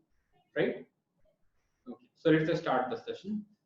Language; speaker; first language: English; non-native, local second language; Hindi